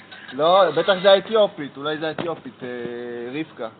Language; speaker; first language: Hebrew; native; Hebrew